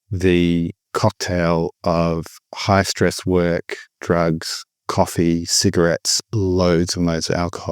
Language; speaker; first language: English; native; English